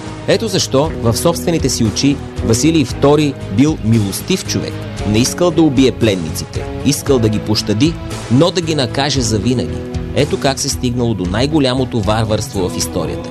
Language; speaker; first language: Bulgarian; native; Bulgarian